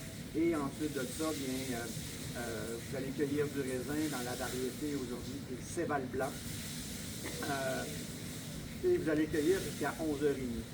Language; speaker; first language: French; native; French